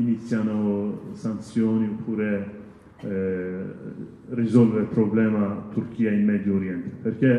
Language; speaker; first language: Italian; non-native, learner; Kurdish